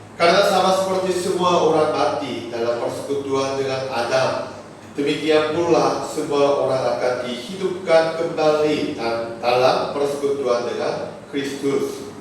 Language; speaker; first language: Indonesian; non-native, fluent; Korean